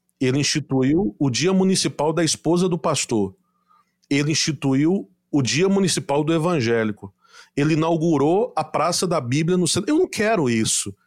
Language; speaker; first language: Portuguese; native; Portuguese